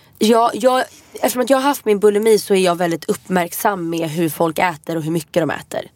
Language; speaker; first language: Swedish; native; Swedish